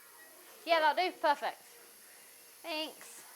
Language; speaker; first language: English; native; English